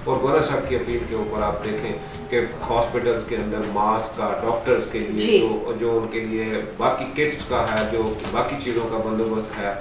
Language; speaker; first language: Urdu; native; Urdu